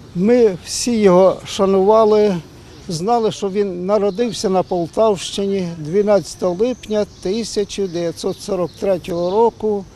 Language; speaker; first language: Ukrainian; native; Ukrainian